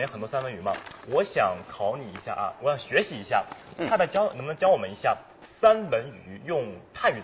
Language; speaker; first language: Chinese; native; Chinese